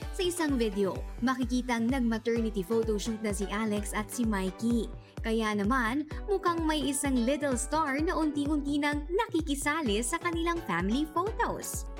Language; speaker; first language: Filipino; native; Filipino